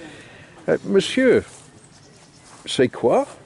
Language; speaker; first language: French; non-native, learner; English